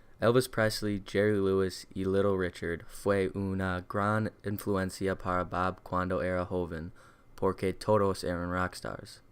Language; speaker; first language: Spanish; non-native, learner; English